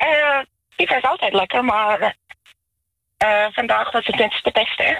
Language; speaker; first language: Dutch; non-native, learner; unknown